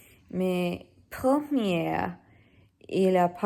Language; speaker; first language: French; non-native, learner; English